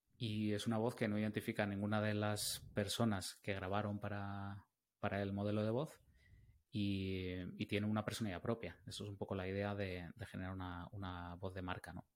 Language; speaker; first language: Spanish; native; Spanish